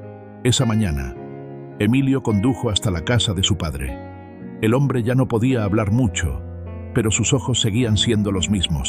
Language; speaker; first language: Spanish; native; Spanish